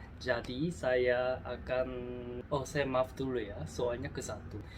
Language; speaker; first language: Indonesian; non-native, learner; Korean